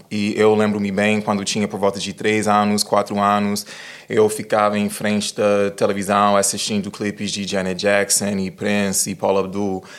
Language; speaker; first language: Portuguese; non-native, fluent; English